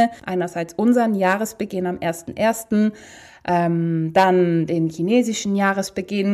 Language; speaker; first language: German; native; German